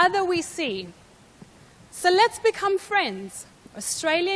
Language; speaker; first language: English; non-native, local second language; Shona